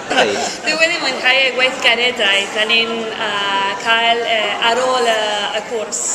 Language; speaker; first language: Welsh; non-native, learner; English